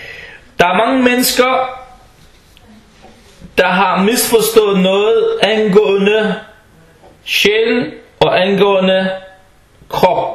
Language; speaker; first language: Danish; non-native, fluent; Arabic